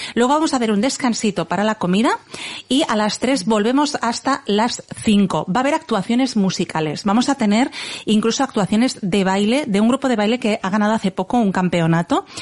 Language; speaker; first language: Spanish; native; Spanish